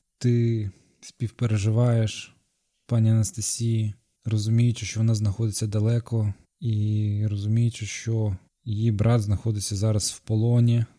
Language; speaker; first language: Ukrainian; non-native, local second language; Crimean Tatar